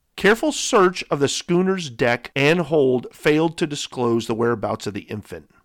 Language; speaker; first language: English; native; English